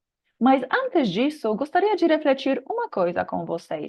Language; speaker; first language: Portuguese; non-native, fluent; Polish